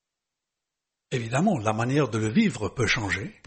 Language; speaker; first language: French; non-native, fluent; English